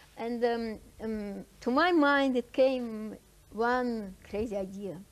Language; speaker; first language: English; non-native, fluent; Russian